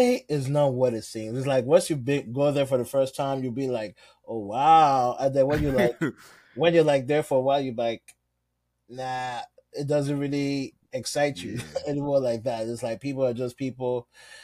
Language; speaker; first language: English; non-native, local second language; Yoruba